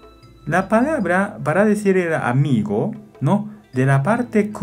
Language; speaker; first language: Spanish; non-native, fluent; Japanese